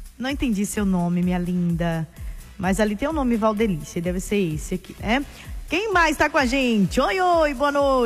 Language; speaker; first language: Portuguese; native; Portuguese